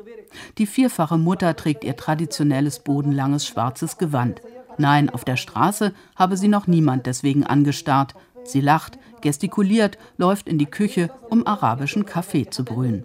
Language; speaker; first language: German; native; German